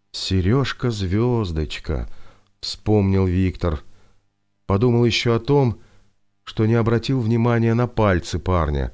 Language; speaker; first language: Russian; native; Russian